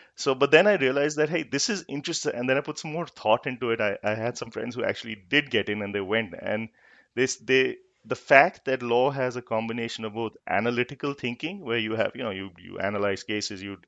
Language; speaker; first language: English; non-native, local second language; Hindi